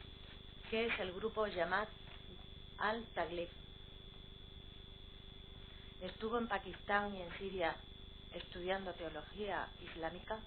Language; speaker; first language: Spanish; native; Spanish